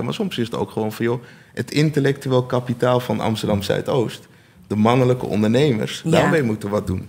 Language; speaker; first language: Dutch; native; Dutch